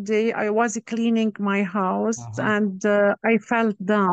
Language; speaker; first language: English; non-native, learner; Arabic